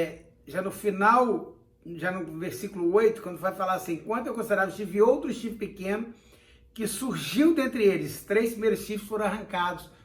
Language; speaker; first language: Portuguese; native; Portuguese